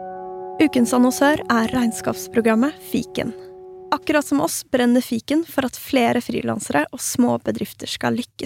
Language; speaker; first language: Norwegian; native; Norwegian